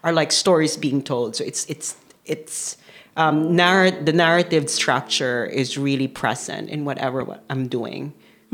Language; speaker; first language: English; non-native, local second language; Filipino